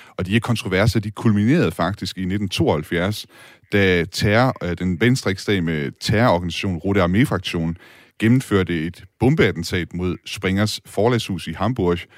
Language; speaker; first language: Danish; native; Danish